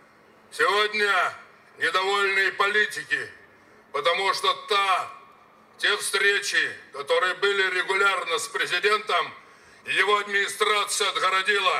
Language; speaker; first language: Russian; native; Russian